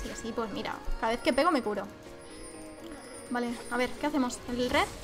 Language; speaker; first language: Spanish; native; Spanish